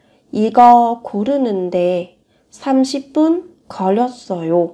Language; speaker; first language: Korean; non-native, fluent; Vietnamese